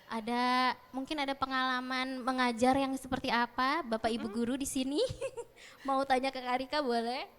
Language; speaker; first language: Indonesian; native; Indonesian